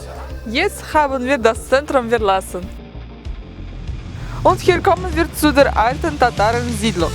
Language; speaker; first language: German; non-native, learner; Russian